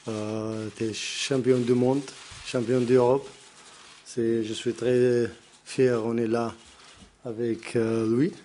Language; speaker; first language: French; non-native, learner; Arabic